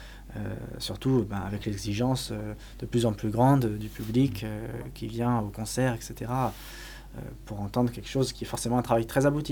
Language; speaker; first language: French; native; French